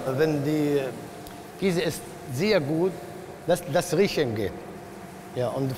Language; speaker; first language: German; non-native, learner; Arabic